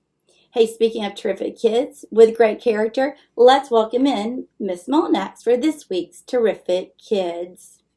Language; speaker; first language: English; native; English